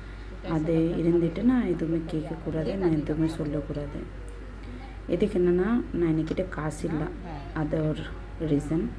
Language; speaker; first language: Tamil; non-native, local second language; Bangla